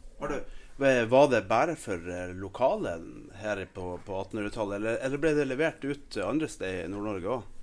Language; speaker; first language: Norwegian; native; Norwegian